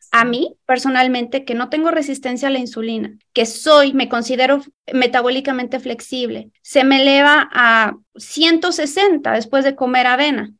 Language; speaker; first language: Spanish; native; Spanish